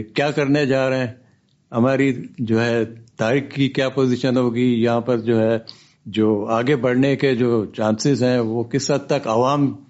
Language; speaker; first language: Urdu; non-native, local second language; Baluchi